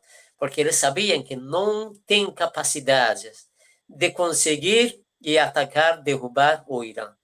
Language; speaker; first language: Portuguese; non-native, fluent; Persian